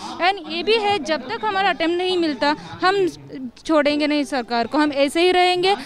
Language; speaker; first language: Hindi; non-native, local second language; Kannada